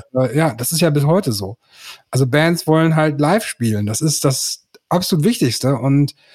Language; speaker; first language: German; native; German